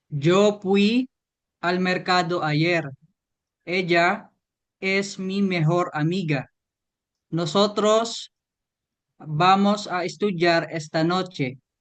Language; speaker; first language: Spanish; non-native, learner; Filipino